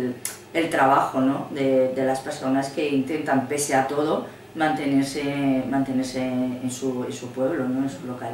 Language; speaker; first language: Spanish; native; Spanish